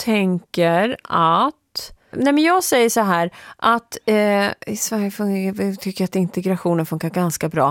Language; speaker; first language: Swedish; native; Swedish